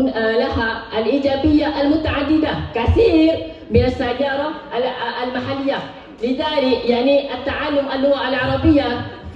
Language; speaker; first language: Arabic; non-native, learner; Malay